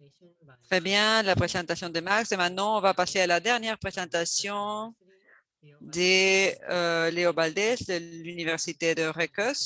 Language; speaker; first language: French; non-native, fluent; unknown